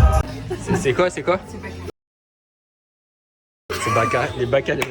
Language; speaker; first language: French; native; French